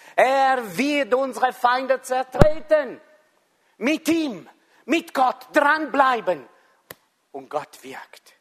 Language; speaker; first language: German; non-native, fluent; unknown